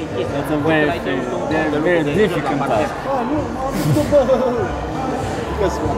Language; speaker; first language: English; non-native, learner; Romanian